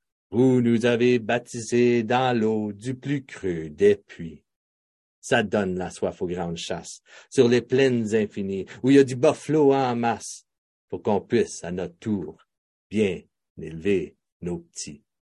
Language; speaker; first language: French; native; French